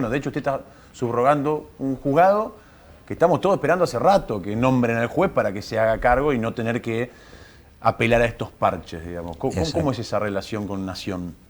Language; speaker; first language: Spanish; native; Spanish